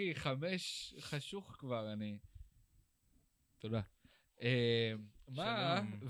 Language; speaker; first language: Hebrew; native; Hebrew